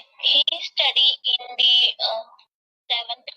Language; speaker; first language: English; non-native, learner; Punjabi